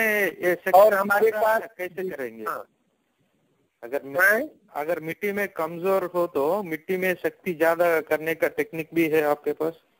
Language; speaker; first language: Hindi; non-native, local second language; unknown